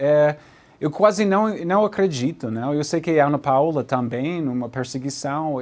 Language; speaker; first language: Portuguese; non-native, learner; English